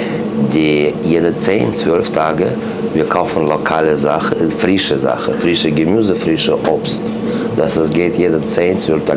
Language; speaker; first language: German; non-native, learner; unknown